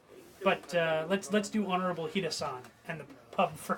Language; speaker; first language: English; native; English